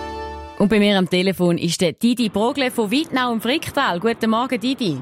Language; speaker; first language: German; native; German